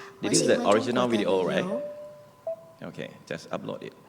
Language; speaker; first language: English; non-native, learner; Thai